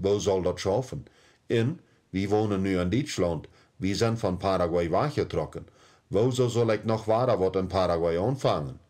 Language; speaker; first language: German; early bilingual, heritage; Plautdietsch